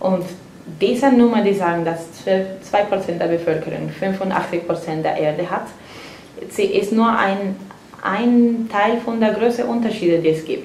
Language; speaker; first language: German; non-native, fluent; Spanish